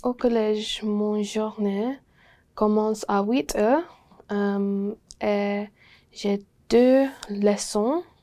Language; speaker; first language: French; non-native, learner; English